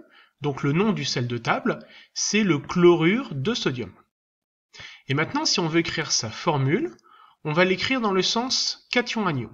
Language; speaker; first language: French; native; French